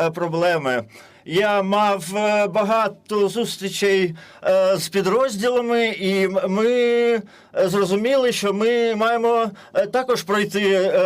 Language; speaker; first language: Ukrainian; non-native, learner; German